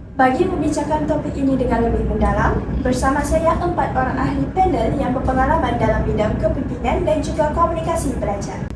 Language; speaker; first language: Malay; native; Malay